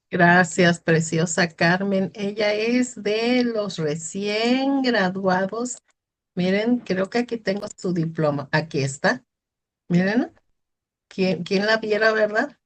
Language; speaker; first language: Spanish; native; Spanish